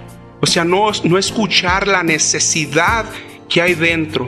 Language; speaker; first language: Spanish; native; Spanish